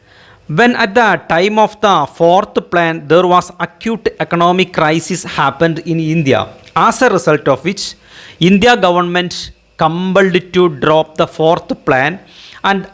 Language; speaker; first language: English; non-native, local second language; Malayalam